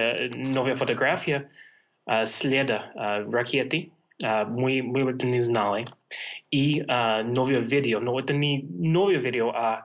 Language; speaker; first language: Russian; non-native, fluent; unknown